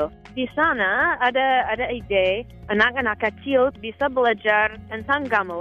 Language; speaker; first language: Indonesian; non-native, fluent; English